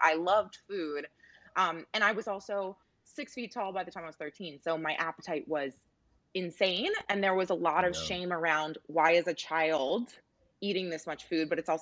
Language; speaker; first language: English; native; English